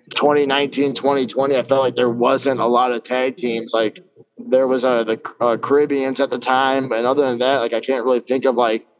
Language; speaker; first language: English; native; English